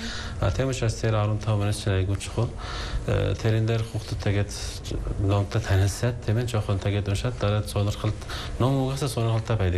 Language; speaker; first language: Mongolian; non-native, fluent; Turkish